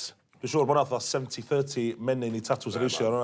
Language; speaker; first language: Welsh; native; Welsh